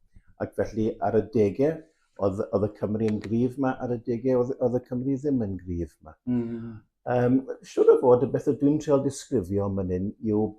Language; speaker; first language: Welsh; native; Welsh